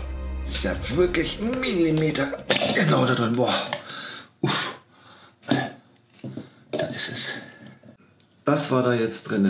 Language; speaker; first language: German; native; German